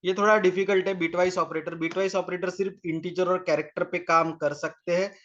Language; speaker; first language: Hindi; non-native, local second language; Marathi